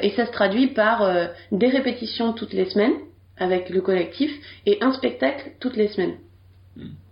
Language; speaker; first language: French; native; French